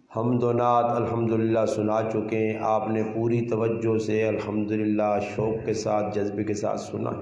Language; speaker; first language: Urdu; non-native, local second language; Punjabi